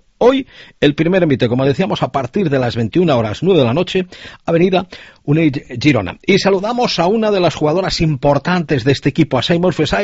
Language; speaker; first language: Spanish; native; Spanish